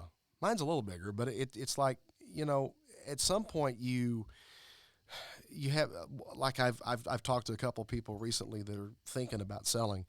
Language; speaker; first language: English; native; English